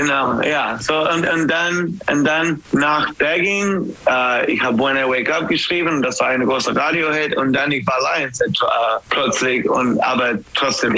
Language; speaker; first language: German; non-native, learner; English